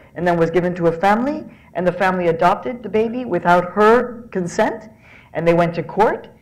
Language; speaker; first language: English; early bilingual, other home language; Spanish